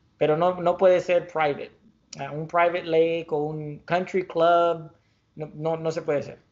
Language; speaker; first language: Spanish; early bilingual, heritage; Spanish